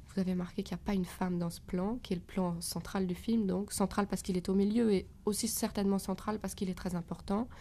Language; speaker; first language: French; native; French